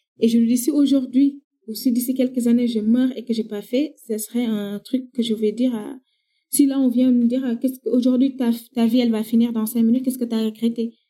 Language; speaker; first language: French; non-native, local second language; Wolof